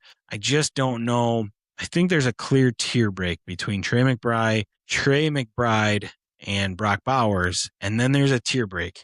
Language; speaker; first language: English; native; English